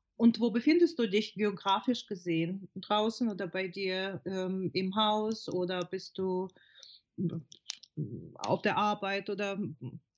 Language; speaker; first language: German; non-native, fluent; Russian